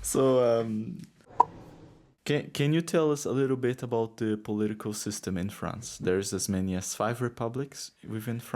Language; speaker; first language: English; non-native, fluent; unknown